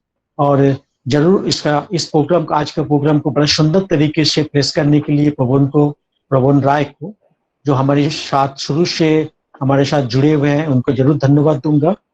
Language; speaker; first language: Hindi; native; Hindi